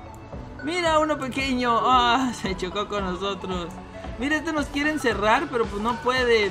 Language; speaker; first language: Spanish; native; Spanish